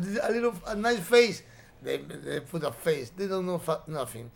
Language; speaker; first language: English; non-native, learner; Spanish